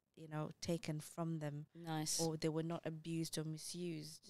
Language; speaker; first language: English; early bilingual, other home language; Amharic